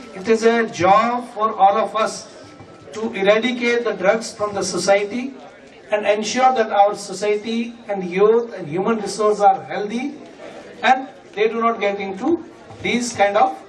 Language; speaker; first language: English; non-native, local second language; Telugu